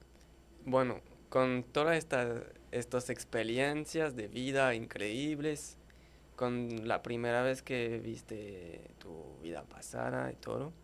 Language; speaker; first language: Spanish; non-native, learner; French